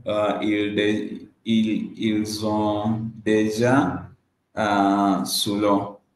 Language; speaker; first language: French; non-native, learner; Swahili